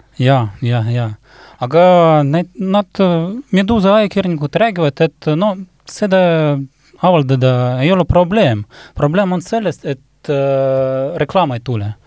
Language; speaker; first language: Estonian; non-native, local second language; Russian